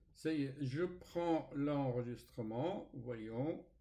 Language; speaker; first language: French; non-native, fluent; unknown